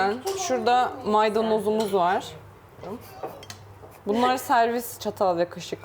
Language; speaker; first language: Turkish; non-native, learner; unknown